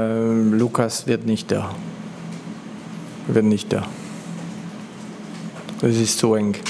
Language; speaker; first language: German; non-native, learner; French